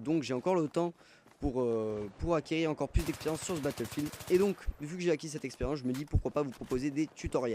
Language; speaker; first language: French; native; French